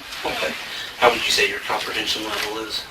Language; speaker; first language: English; native; English